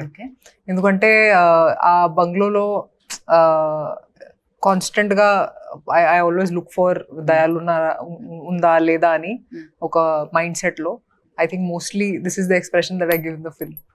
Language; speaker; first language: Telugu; non-native, fluent; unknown